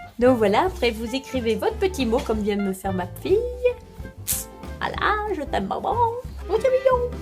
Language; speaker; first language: French; native; French